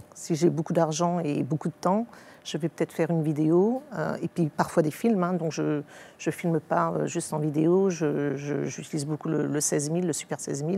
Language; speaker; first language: French; native; French